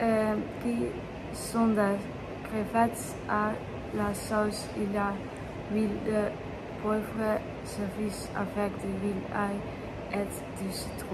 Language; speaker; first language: French; non-native, learner; Dutch